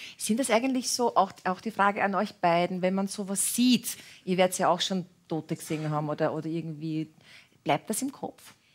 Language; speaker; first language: German; native; German